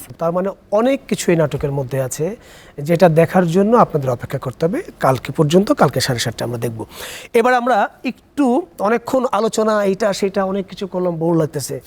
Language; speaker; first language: Bangla; native; Bangla